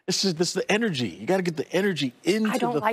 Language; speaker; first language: English; native; English